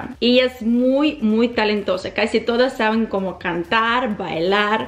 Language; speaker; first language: Spanish; non-native, fluent; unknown